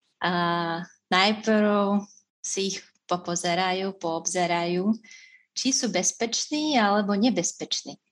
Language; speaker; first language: Slovak; non-native, fluent; Russian